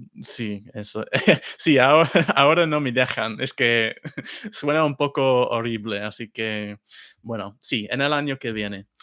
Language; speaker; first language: Spanish; non-native, fluent; English